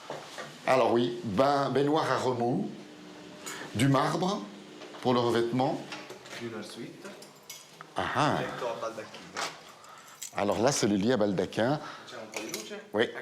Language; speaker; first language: French; native; French